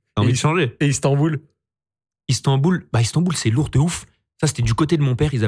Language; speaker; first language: French; native; French